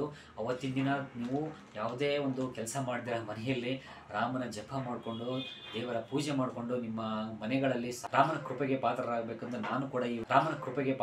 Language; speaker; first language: Kannada; native; Kannada